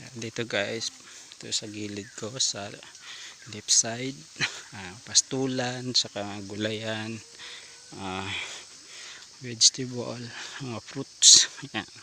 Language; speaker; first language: Filipino; native; Filipino